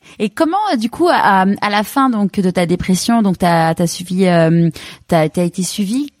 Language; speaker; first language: French; native; French